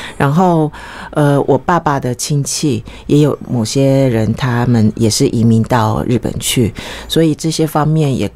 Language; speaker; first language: Chinese; early bilingual, other home language; Japanese